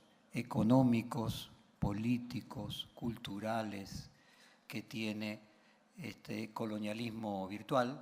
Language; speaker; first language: Spanish; native; Spanish